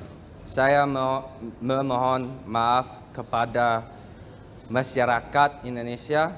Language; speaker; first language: Indonesian; non-native, learner; English